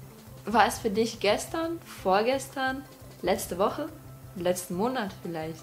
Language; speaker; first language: German; non-native, fluent; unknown